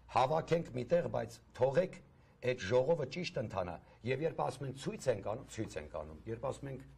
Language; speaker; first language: Armenian; early bilingual, heritage; Armenian